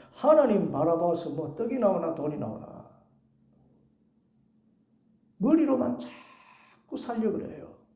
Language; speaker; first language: Korean; native; Korean